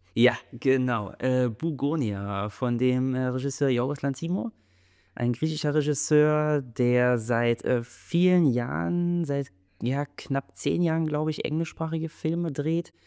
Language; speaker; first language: German; native; German